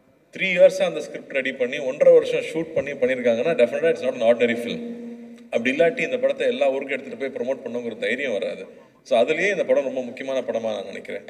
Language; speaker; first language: Tamil; native; Tamil